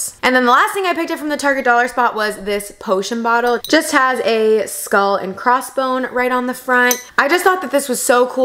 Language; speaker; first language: English; native; English